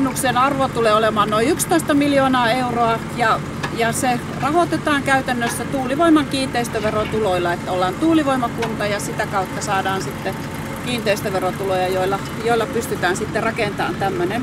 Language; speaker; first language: Finnish; native; Finnish